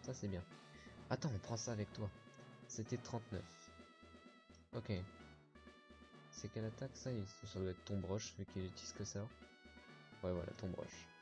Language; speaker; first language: French; native; French